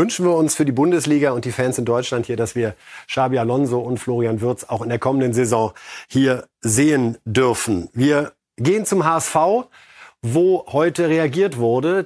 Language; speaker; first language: German; native; German